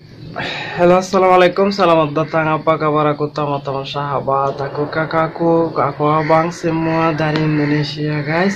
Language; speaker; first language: Indonesian; non-native, learner; Bangla